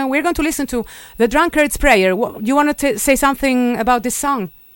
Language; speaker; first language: English; non-native, fluent; Italian